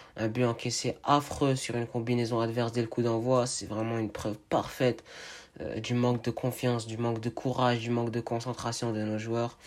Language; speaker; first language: French; native; French